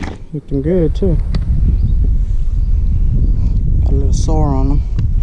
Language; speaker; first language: English; native; English